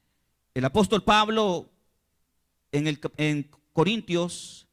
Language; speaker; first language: Spanish; native; Spanish